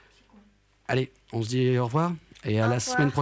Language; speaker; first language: French; native; French